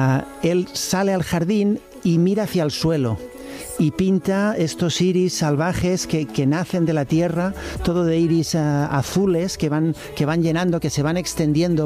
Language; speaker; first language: Spanish; native; Spanish